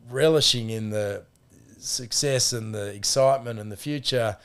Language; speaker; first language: English; native; English